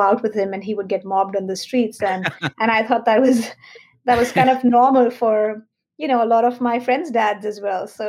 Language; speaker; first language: English; non-native, local second language; Hindi